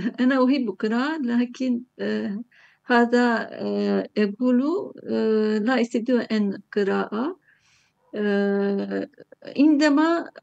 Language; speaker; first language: Arabic; non-native, learner; Turkish